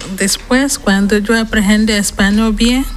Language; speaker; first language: Spanish; non-native, learner; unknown